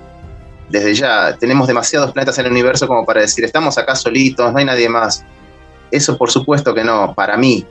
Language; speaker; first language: Spanish; native; Spanish